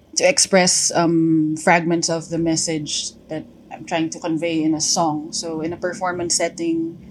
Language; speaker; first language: English; non-native, local second language; Filipino